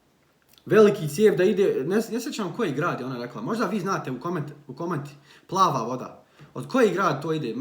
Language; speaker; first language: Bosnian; early bilingual, heritage; Bosnian